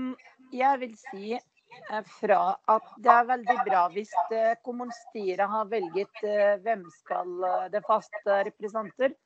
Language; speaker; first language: Norwegian; non-native, fluent; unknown